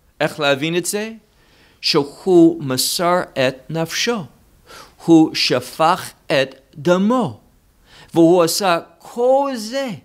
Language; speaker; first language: Hebrew; non-native, fluent; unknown